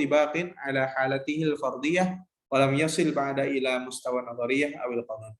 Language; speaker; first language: Arabic; non-native, learner; Indonesian